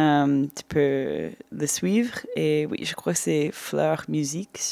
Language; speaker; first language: French; non-native, fluent; English